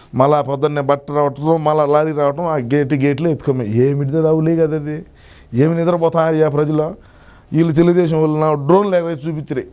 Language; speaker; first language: Telugu; native; Telugu